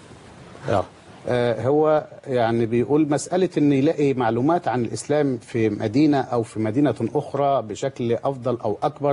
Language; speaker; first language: Arabic; native; Arabic